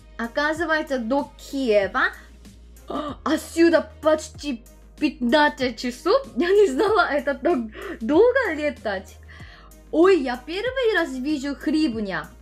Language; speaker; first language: Russian; non-native, learner; Korean